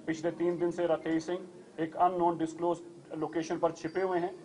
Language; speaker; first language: Hindi; non-native, local second language; Punjabi